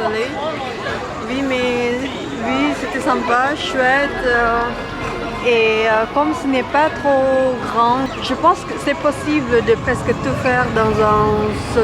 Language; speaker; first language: French; non-native, learner; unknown